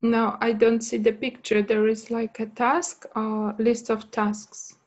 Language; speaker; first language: English; non-native, fluent; Polish